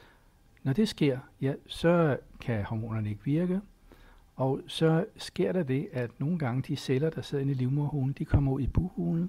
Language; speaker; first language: Danish; native; Danish